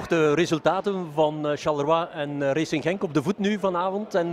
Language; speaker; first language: Dutch; native; Dutch